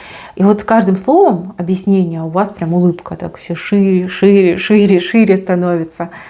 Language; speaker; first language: Russian; native; Russian